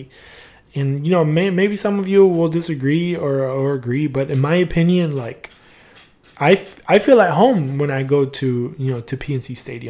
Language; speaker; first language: English; early bilingual, other home language; Spanish